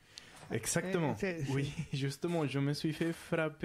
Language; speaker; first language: French; non-native, fluent; Spanish